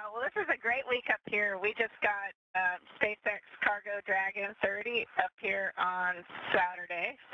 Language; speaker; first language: English; native; English